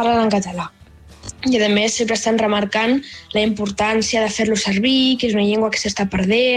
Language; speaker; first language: Catalan; non-native, local second language; Spanish